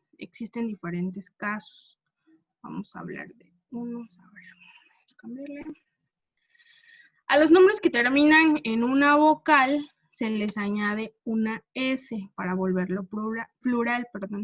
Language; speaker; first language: Spanish; non-native, fluent; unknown